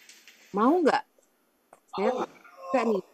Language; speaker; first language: Indonesian; native; Indonesian